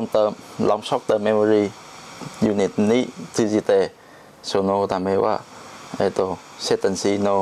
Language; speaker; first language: Japanese; non-native, learner; Vietnamese